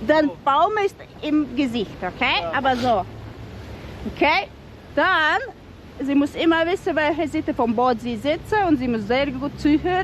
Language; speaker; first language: German; non-native, learner; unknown